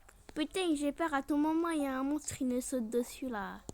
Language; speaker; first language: French; native; French